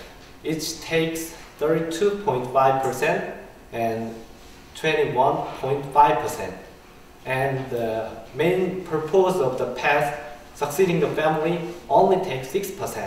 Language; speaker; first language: English; non-native, learner; Korean